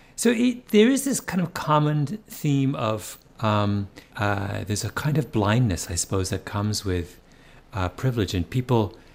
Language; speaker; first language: English; native; English